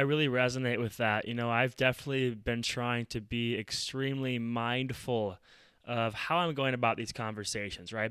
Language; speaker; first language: English; native; English